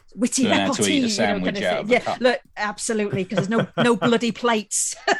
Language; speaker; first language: English; native; English